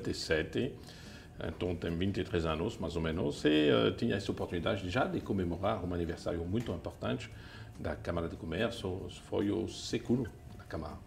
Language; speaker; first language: Portuguese; non-native, fluent; French